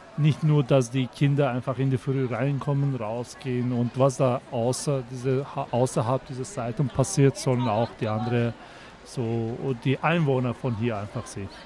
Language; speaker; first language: German; non-native, fluent; Turkish